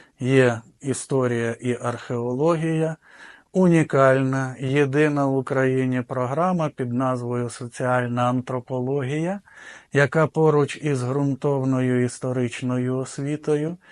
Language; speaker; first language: Ukrainian; native; Ukrainian